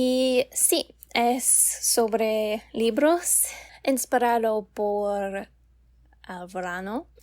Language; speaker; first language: Spanish; non-native, learner; English